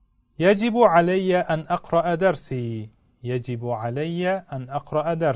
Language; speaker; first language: Arabic; non-native, fluent; Uzbek